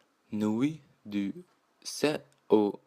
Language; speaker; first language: French; native; French